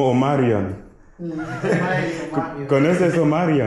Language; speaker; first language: Spanish; non-native, learner; French